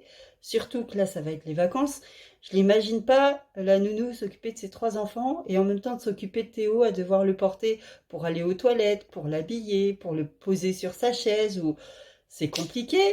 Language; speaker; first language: French; native; French